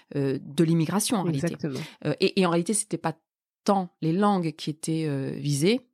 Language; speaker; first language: French; native; French